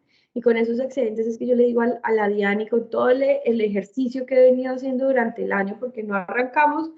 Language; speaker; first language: Spanish; native; Spanish